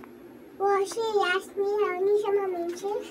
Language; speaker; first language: Chinese; non-native, learner; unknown